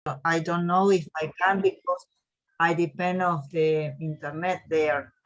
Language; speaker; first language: English; non-native, learner; Spanish